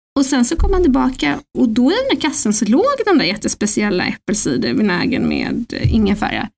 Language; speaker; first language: Swedish; native; Swedish